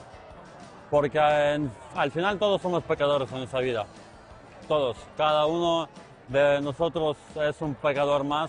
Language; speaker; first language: Spanish; non-native, fluent; Ukrainian